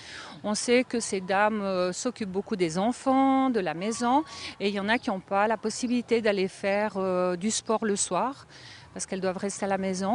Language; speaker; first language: French; native; French